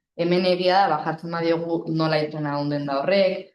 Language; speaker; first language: Spanish; non-native, local second language; Basque